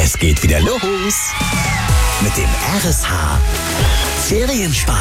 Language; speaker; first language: German; native; German